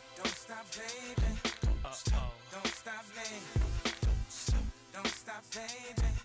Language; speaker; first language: English; native; English